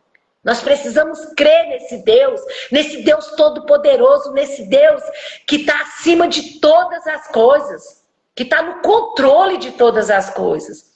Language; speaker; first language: Portuguese; native; Portuguese